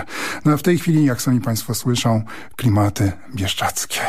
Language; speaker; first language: Polish; native; Polish